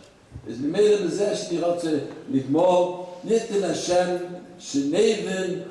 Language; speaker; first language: Hebrew; non-native, fluent; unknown